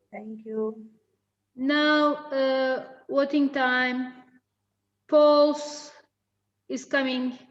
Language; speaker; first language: English; non-native, fluent; Turkish